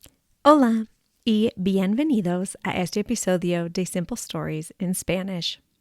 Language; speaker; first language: Spanish; non-native, fluent; English